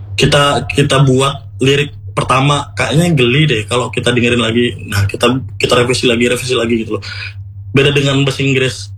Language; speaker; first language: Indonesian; non-native, local second language; Madurese